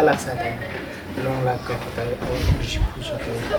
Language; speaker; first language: Hindi; non-native, local second language; Ladakhi